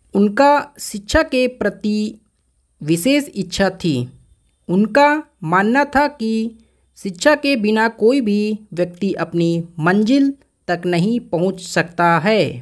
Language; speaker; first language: Hindi; native; Hindi